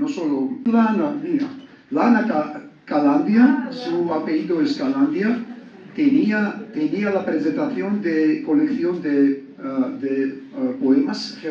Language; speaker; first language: Spanish; non-native, learner; Georgian